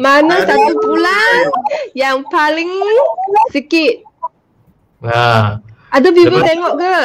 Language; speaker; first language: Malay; non-native, local second language; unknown